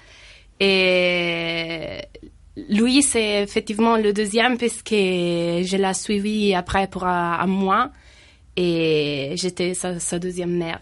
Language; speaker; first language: French; non-native, fluent; Italian